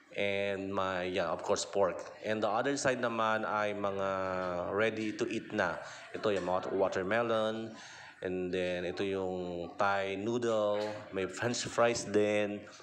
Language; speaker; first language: Filipino; native; Filipino